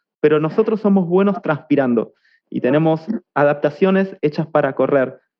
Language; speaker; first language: Spanish; native; Spanish